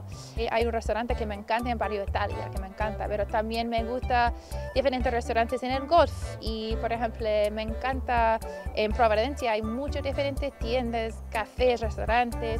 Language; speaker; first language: Spanish; non-native, learner; English